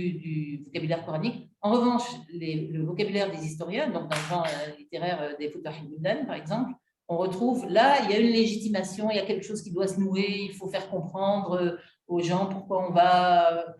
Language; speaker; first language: French; native; French